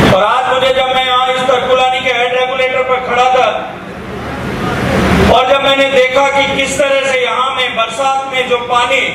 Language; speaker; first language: Hindi; native; Hindi